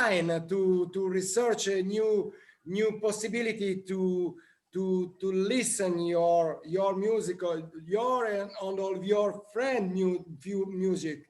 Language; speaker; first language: English; non-native, learner; Italian